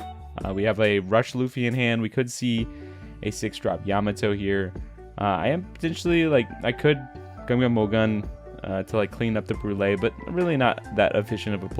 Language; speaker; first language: English; native; English